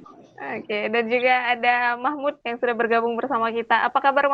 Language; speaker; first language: Indonesian; native; Indonesian